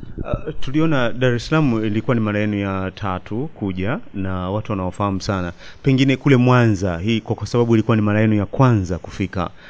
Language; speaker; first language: Swahili; native; Swahili